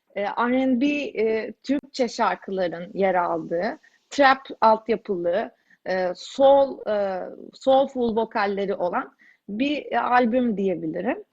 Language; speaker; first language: Turkish; native; Turkish